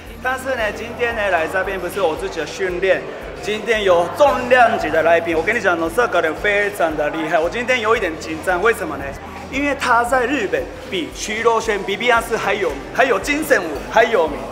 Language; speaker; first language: Chinese; non-native, fluent; Japanese